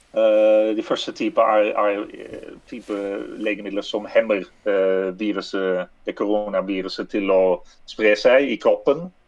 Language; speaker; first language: Norwegian; non-native, fluent; Dutch